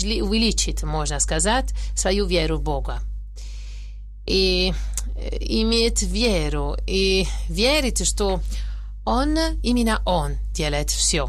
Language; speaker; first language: Russian; non-native, fluent; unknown